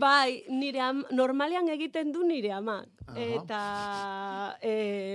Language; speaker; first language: Basque; non-native, learner; Galician